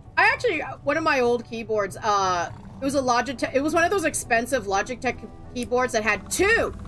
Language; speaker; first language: English; native; English